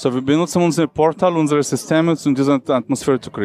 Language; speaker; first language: German; non-native, learner; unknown